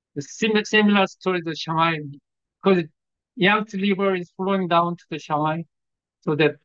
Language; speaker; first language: English; non-native, fluent; Korean